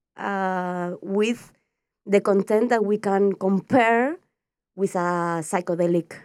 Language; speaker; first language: English; non-native, fluent; Spanish